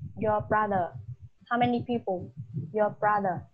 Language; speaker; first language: English; non-native, learner; Vietnamese